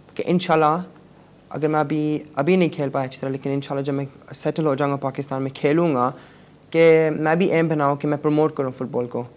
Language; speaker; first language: Urdu; native; Urdu